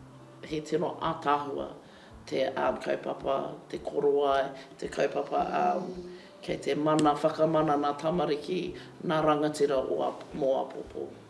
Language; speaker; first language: Māori; non-native, local second language; English